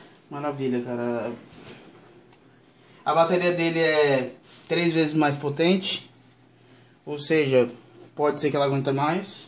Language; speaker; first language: Portuguese; native; Portuguese